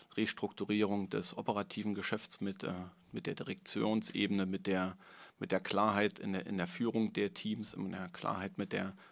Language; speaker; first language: German; native; German